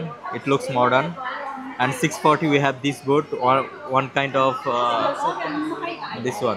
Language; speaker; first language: English; non-native, learner; Bangla